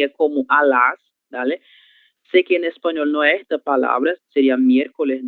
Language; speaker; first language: Spanish; non-native, fluent; Portuguese